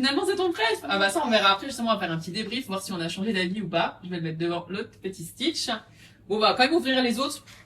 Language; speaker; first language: French; native; French